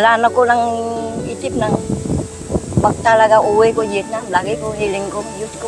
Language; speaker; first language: Filipino; non-native, learner; Vietnamese